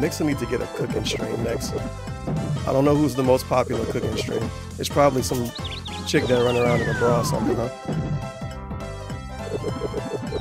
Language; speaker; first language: English; native; English